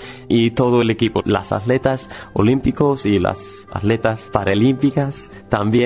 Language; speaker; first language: Spanish; non-native, fluent; English